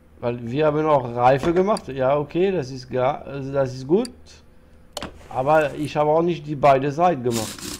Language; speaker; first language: German; non-native, learner; French